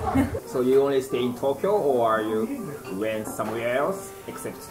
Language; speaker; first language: English; non-native, fluent; Japanese